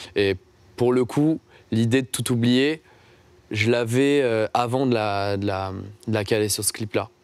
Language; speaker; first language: French; native; French